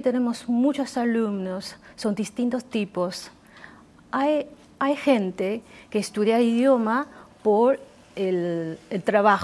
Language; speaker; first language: Spanish; non-native, fluent; Chinese